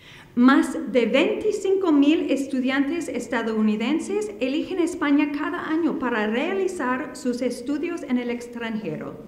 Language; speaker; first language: Spanish; non-native, fluent; English